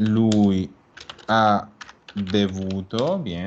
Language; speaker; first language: Italian; non-native, fluent; Spanish